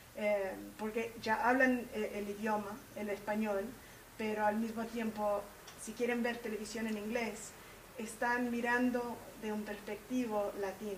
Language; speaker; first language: Spanish; early bilingual, heritage; Spanish